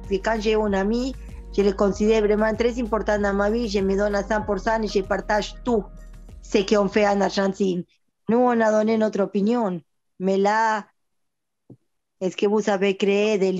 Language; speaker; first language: French; non-native, local second language; Spanish